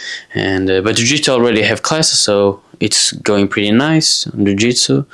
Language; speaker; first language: English; non-native, fluent; Portuguese